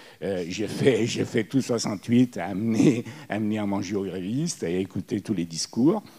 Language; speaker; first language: French; early bilingual, other home language; Italian